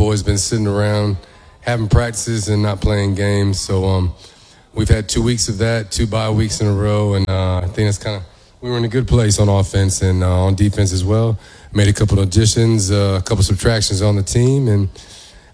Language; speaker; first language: English; early bilingual, other home language; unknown